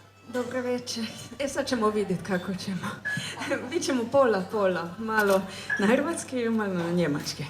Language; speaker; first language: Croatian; early bilingual, heritage; German